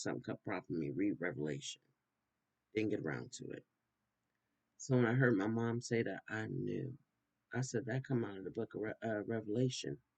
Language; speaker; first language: English; native; English